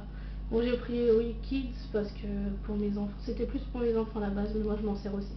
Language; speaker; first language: French; native; French